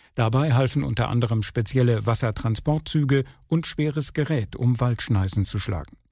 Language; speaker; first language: German; native; German